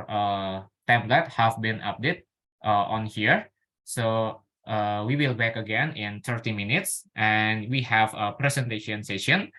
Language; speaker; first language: English; non-native, learner; Indonesian